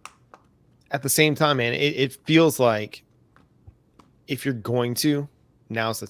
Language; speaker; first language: English; native; English